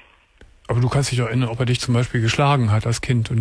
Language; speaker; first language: German; native; German